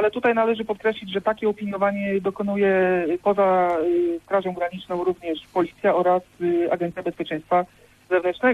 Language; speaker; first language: Polish; native; Polish